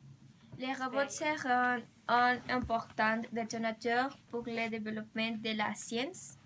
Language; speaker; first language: French; non-native, learner; Spanish